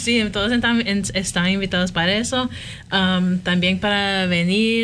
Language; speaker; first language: Spanish; early bilingual, heritage; Spanish